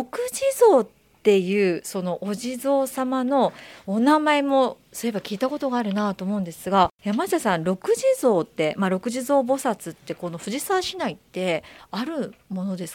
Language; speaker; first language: Japanese; native; Japanese